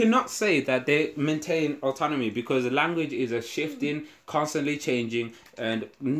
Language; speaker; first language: English; non-native, local second language; Shona